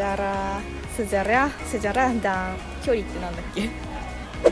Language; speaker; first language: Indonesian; non-native, learner; Japanese